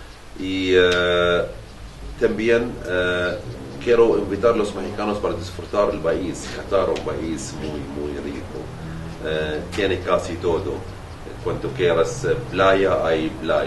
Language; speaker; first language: Spanish; non-native, learner; Arabic